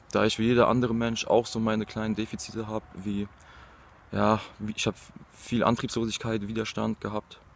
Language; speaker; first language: German; native; German